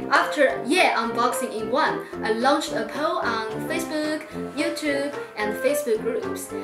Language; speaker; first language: English; non-native, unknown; Chinese